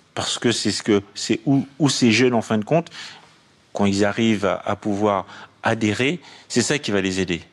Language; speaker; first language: French; native; French